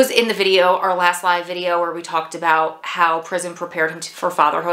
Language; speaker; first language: English; native; English